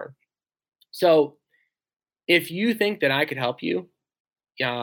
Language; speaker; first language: English; native; English